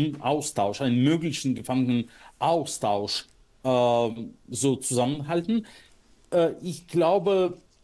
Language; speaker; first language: German; non-native, fluent; Russian